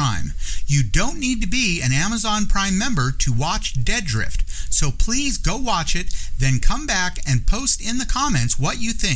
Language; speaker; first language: English; native; English